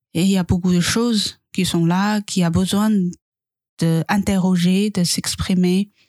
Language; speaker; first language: French; non-native, fluent; Chinese